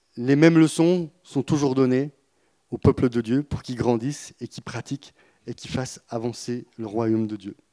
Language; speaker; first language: French; native; French